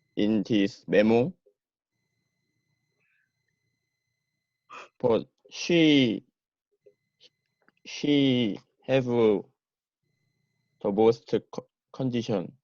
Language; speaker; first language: English; non-native, learner; Korean